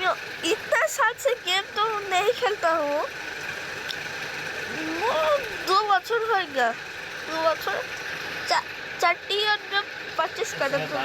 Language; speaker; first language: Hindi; non-native, learner; Bangla